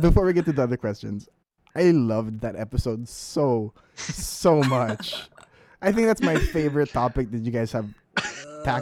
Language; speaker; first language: English; non-native, local second language; Filipino